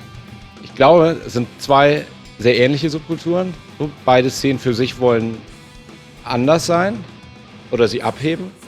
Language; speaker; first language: German; native; German